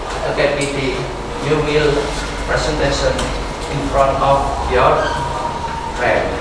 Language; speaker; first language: English; non-native, learner; Indonesian